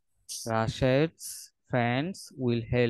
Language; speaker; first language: English; non-native, fluent; Bangla